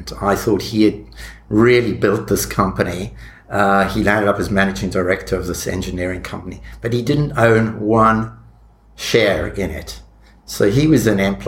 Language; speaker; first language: English; native; English